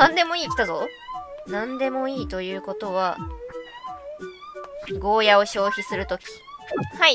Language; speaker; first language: Japanese; native; Japanese